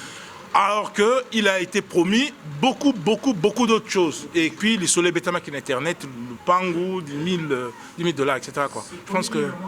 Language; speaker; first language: French; non-native, local second language; Lingala